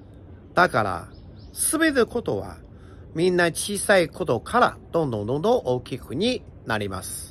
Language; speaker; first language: Japanese; non-native, learner; Chinese